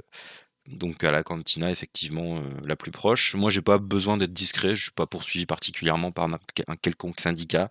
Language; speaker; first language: French; native; French